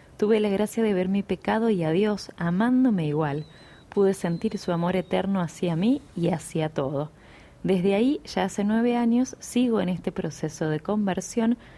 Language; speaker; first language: Spanish; native; Spanish